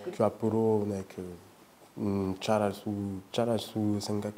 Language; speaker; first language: Korean; non-native, learner; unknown